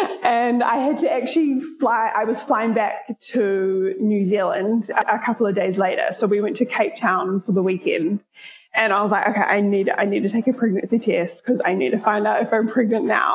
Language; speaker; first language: English; native; English